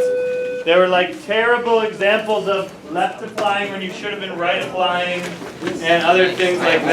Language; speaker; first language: English; native; English